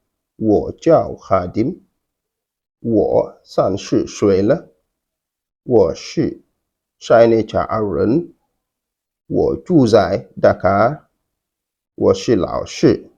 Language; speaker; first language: Chinese; non-native, fluent; Wolof